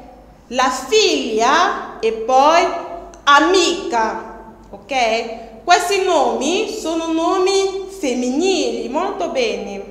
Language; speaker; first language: Italian; non-native, fluent; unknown